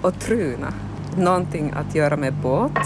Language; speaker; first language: Swedish; non-native, local second language; Finnish